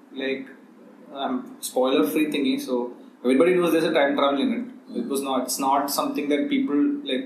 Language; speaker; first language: English; non-native, local second language; Malayalam